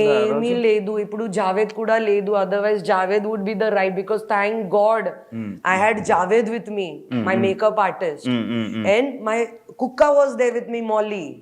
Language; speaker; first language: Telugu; non-native, learner; Hindi